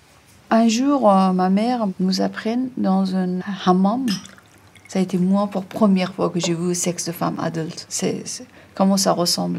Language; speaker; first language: French; non-native, learner; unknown